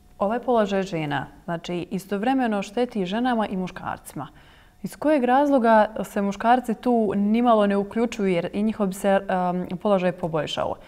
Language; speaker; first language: Croatian; native; Croatian